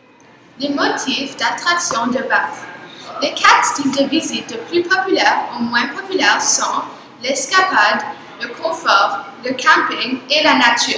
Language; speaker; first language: French; non-native, learner; English